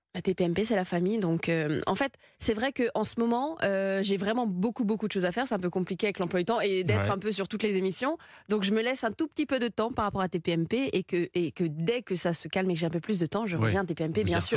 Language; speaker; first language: French; native; French